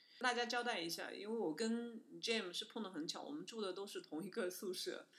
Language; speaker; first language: Chinese; native; Chinese